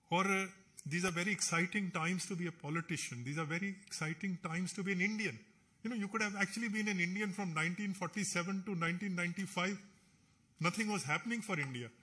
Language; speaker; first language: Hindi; non-native, local second language; Punjabi